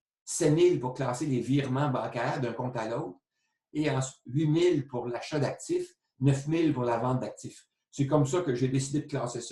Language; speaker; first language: French; native; French